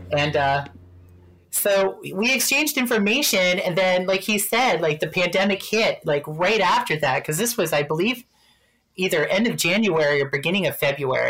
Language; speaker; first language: English; native; English